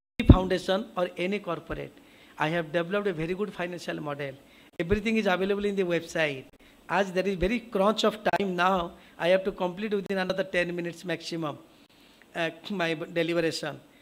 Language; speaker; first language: English; non-native, local second language; Odia